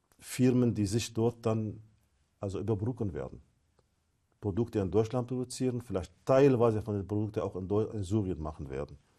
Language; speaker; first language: German; non-native, fluent; Arabic